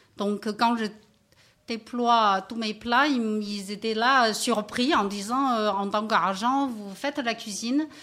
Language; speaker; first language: French; non-native, fluent; Chinese